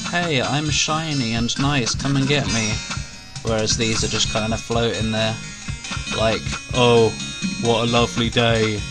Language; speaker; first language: English; native; English